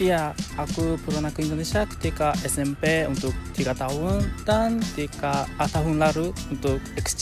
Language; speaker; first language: Indonesian; non-native, learner; Japanese